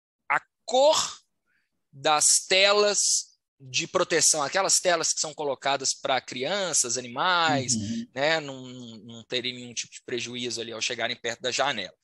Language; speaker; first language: Portuguese; native; Portuguese